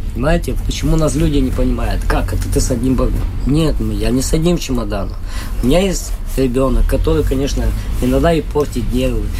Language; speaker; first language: Russian; non-native, local second language; Ukrainian